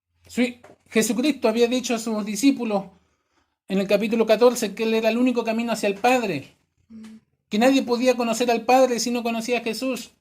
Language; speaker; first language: Spanish; native; Spanish